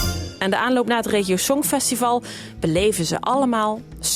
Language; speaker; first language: Dutch; native; Dutch